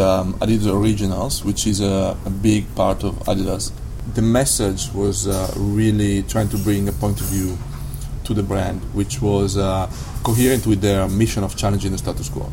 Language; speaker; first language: English; non-native, fluent; Italian